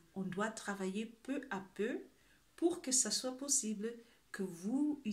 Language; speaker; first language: French; non-native, fluent; Spanish